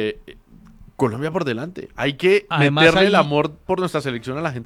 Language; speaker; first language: Spanish; native; Spanish